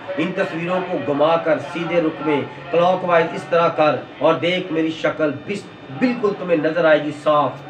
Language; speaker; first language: Urdu; non-native, local second language; Punjabi